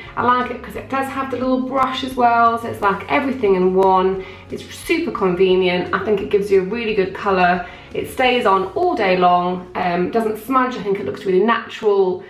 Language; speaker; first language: English; native; English